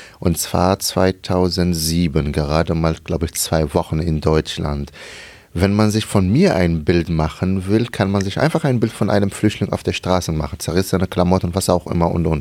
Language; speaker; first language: German; non-native, fluent; Arabic